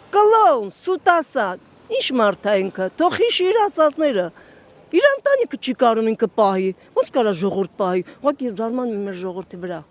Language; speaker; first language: Armenian; native; Armenian